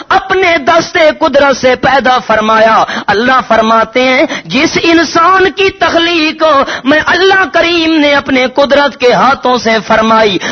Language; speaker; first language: Urdu; non-native, local second language; Punjabi